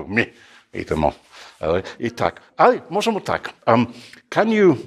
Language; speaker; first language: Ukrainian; non-native, learner; English